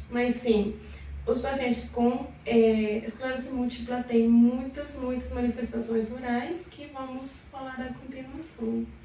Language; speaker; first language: Portuguese; non-native, fluent; Spanish